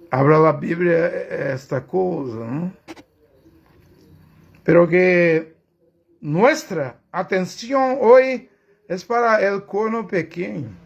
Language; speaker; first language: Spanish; non-native, learner; Portuguese